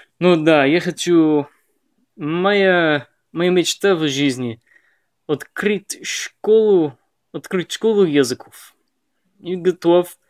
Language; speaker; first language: Russian; non-native, learner; English